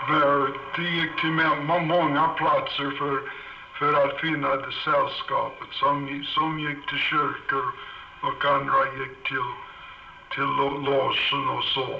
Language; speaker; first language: Swedish; early bilingual, heritage; Swedish